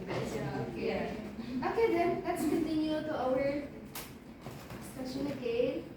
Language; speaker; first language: English; non-native, learner; Indonesian